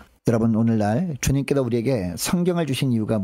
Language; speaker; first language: Korean; native; Korean